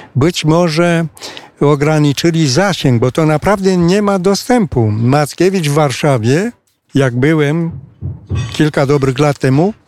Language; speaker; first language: Polish; non-native, fluent; Romanian